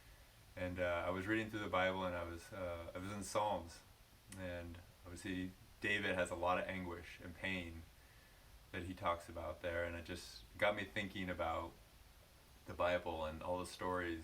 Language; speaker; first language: English; native; English